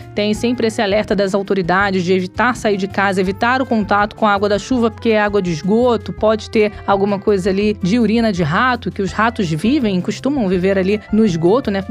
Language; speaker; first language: Portuguese; native; Portuguese